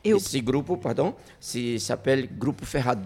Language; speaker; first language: French; non-native, learner; Portuguese